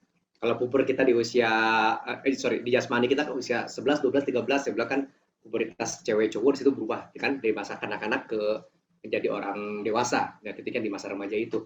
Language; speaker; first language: Indonesian; native; Indonesian